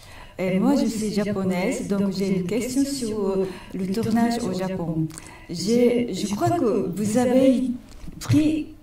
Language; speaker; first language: French; non-native, fluent; Japanese